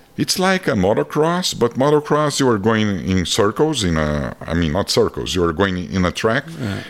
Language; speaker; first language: English; non-native, fluent; Portuguese